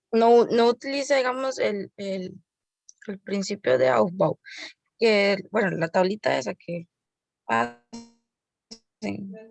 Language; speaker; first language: Spanish; native; Spanish